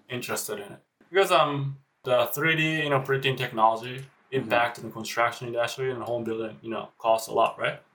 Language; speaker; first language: English; non-native, fluent; Japanese